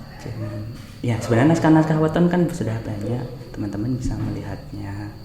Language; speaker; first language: Indonesian; native; Indonesian